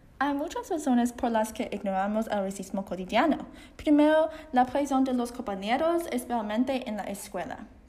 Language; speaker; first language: Spanish; non-native, learner; Chinese